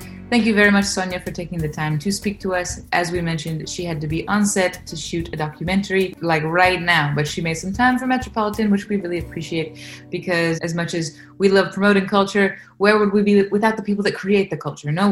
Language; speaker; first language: English; native; English